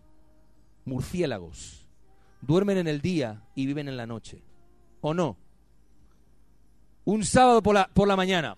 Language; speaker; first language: Spanish; native; Spanish